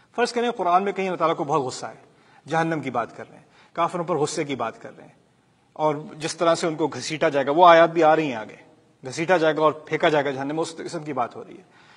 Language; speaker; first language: Urdu; early bilingual, heritage; Urdu